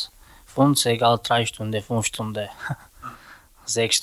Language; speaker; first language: German; non-native, learner; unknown